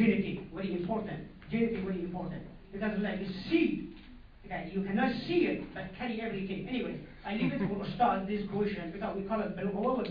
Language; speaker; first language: English; non-native, learner; Persian